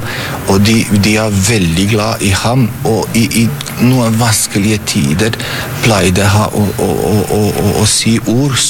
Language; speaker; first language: Norwegian; non-native, fluent; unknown